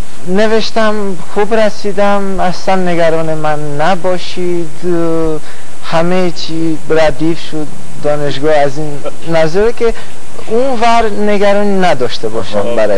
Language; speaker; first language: Persian; non-native, fluent; Romanian